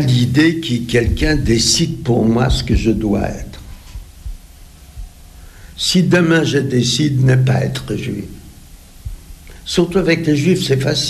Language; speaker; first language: French; non-native, fluent; Polish